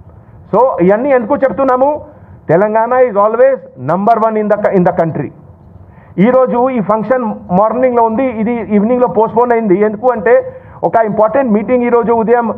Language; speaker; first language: Telugu; non-native, local second language; Hindi